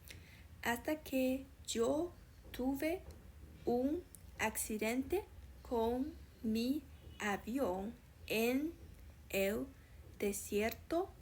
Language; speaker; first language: Spanish; non-native, fluent; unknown